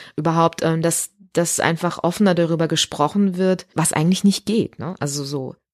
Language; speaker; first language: German; native; German